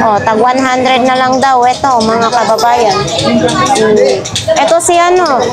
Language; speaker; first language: Filipino; native; Filipino